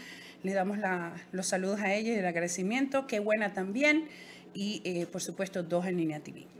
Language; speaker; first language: Spanish; native; Spanish